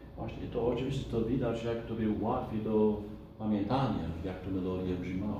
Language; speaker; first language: Polish; non-native, fluent; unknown